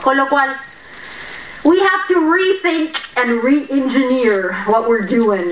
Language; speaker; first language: English; non-native, fluent; Spanish